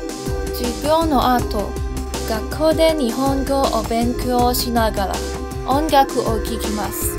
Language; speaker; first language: Japanese; non-native, learner; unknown